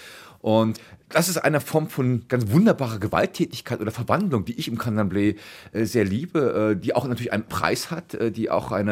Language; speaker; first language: German; native; German